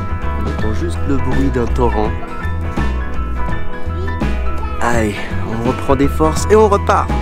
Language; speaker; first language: French; native; French